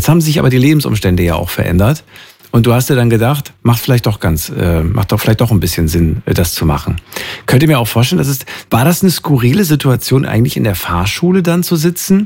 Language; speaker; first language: German; native; German